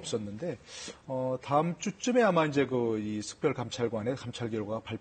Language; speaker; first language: Korean; native; Korean